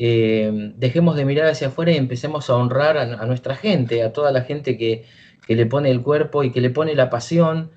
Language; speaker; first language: Spanish; native; Spanish